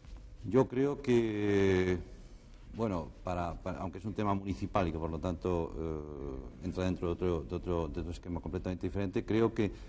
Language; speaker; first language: Spanish; native; Spanish